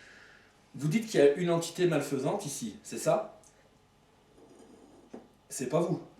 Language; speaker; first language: French; native; French